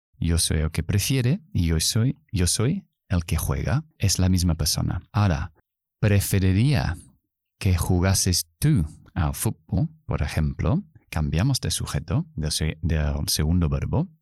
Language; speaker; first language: Spanish; non-native, fluent; English